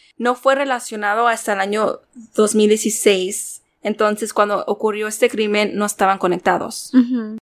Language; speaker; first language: Spanish; early bilingual, heritage; Spanish